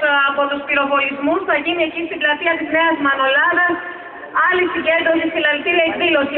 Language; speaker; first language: Greek; native; Greek